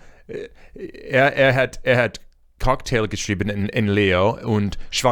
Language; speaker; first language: German; non-native, learner; English